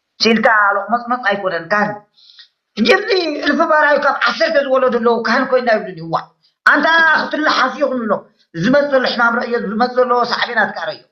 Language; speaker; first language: Tigrinya; native; Tigrinya